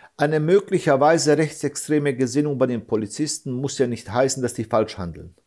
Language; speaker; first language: German; early bilingual, other home language; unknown